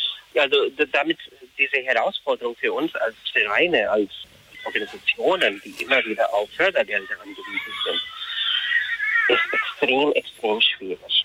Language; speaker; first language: German; non-native, fluent; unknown